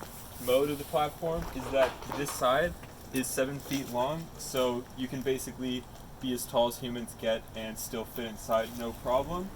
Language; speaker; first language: English; native; English